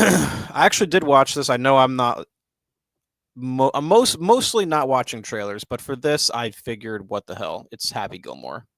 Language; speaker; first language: English; native; English